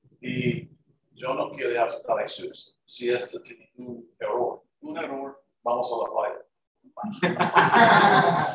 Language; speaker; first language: Spanish; non-native, learner; English